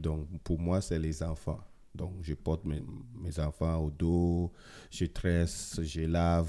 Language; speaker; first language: French; non-native, fluent; Ewe